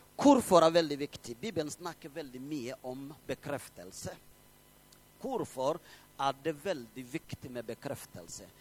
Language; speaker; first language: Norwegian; non-native, fluent; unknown